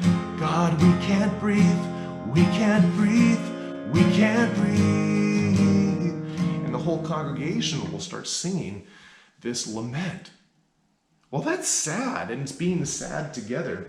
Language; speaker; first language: English; native; English